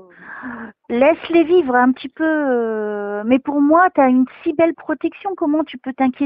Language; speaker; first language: French; native; French